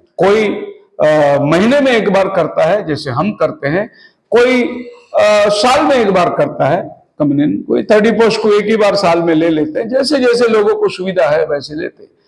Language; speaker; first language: Hindi; non-native, local second language; Tamil